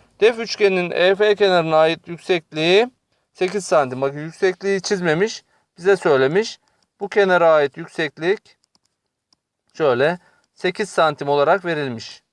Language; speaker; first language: Turkish; native; Turkish